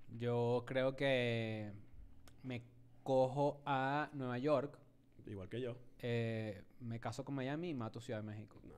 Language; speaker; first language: Spanish; native; Spanish